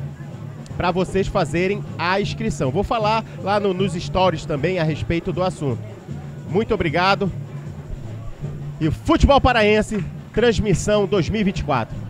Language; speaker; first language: Portuguese; native; Portuguese